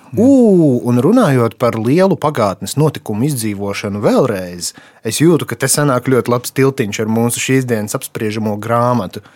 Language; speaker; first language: Latvian; native; Latvian